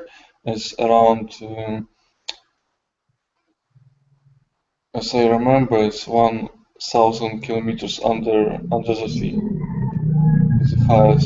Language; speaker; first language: English; non-native, learner; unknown